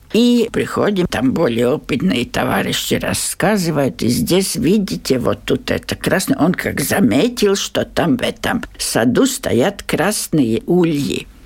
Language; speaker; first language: Russian; native; Russian